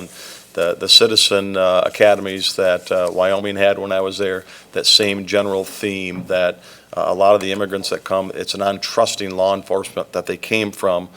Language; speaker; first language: English; native; English